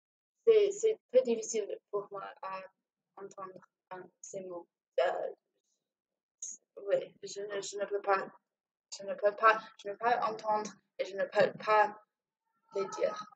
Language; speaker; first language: French; non-native, learner; English